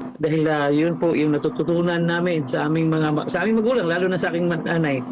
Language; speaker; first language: Filipino; non-native, local second language; Cebuano